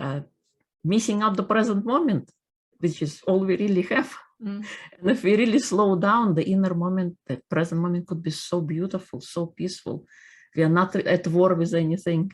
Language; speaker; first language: English; non-native, fluent; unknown